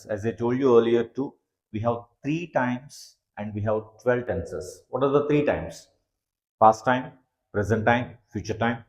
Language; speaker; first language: English; non-native, local second language; Telugu